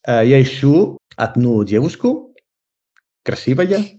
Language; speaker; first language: Russian; non-native, learner; Spanish